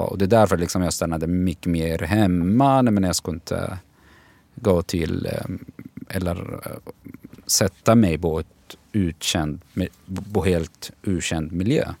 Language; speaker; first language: Swedish; non-native, learner; Arabic